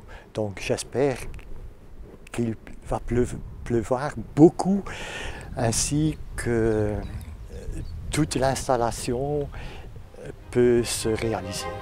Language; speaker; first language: French; non-native, fluent; Dutch